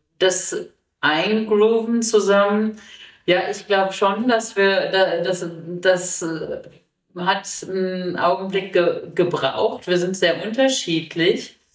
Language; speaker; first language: German; native; German